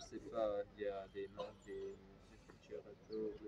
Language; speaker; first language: French; non-native, learner; Armenian